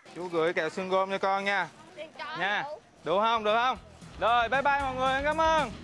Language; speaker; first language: Vietnamese; native; Vietnamese